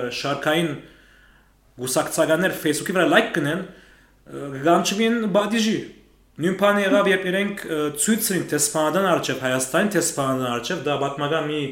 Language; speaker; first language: Armenian; early bilingual, heritage; Armenian